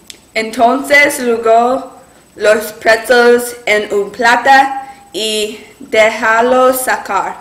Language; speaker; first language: Spanish; non-native, learner; English